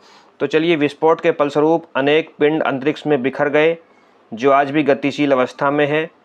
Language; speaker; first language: Hindi; native; Hindi